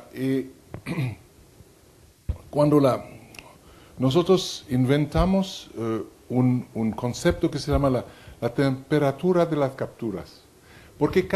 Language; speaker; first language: Spanish; non-native, fluent; French